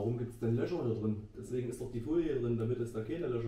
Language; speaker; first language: German; native; German